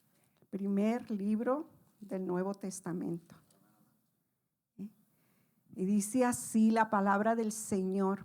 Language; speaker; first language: Spanish; native; Spanish